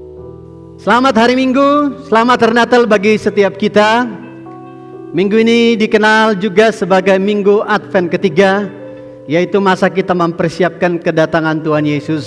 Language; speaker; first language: Indonesian; native; Indonesian